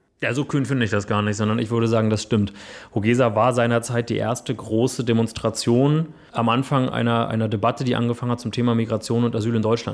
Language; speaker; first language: German; native; German